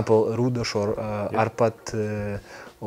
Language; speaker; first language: English; non-native, learner; Belarusian